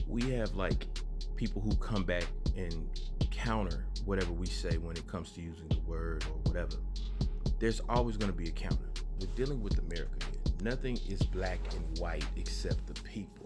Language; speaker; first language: English; native; English